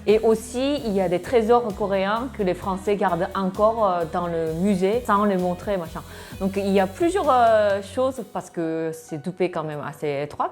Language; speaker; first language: French; non-native, fluent; Korean